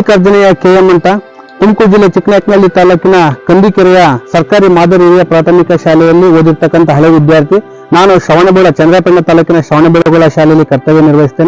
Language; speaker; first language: Kannada; native; Kannada